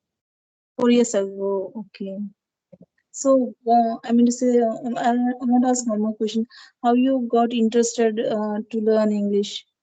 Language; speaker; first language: English; non-native, learner; Telugu